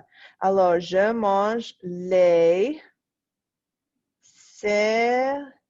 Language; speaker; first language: French; non-native, fluent; English